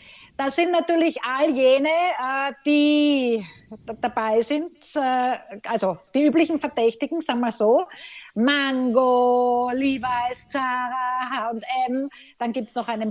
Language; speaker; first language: German; native; German